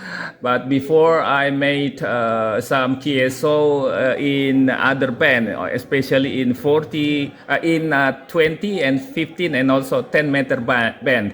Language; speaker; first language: English; non-native, local second language; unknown